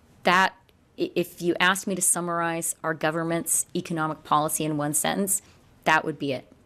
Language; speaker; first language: English; native; English